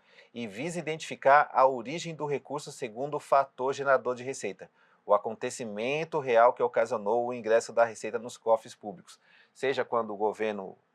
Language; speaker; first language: Portuguese; native; Portuguese